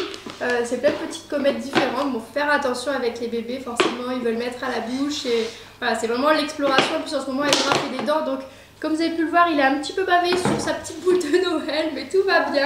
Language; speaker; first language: French; native; French